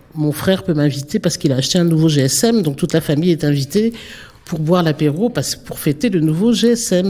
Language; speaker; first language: French; native; French